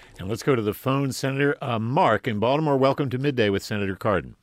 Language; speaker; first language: English; native; English